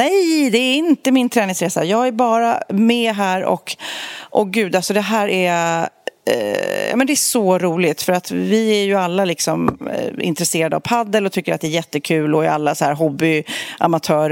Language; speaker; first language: Swedish; native; Swedish